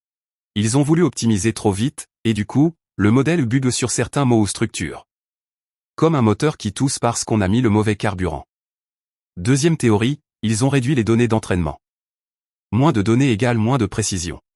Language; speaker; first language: French; native; French